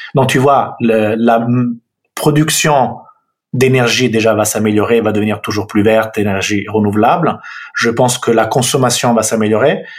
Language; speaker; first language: French; non-native, fluent; Italian